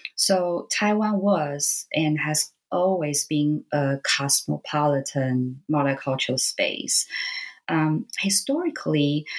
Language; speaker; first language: English; non-native, fluent; Chinese